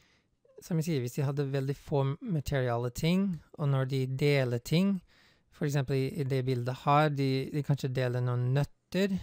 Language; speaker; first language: Norwegian; non-native, fluent; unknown